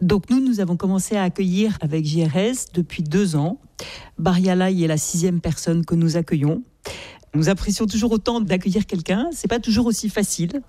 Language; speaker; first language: French; native; French